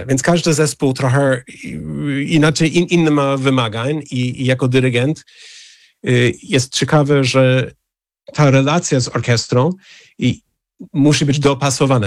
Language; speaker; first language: Polish; non-native, fluent; English